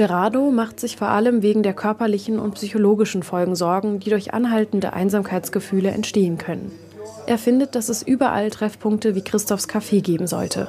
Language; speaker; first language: German; native; German